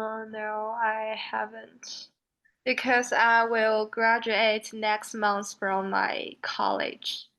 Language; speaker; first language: English; non-native, learner; Chinese